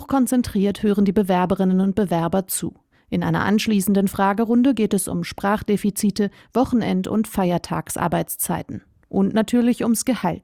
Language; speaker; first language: German; native; German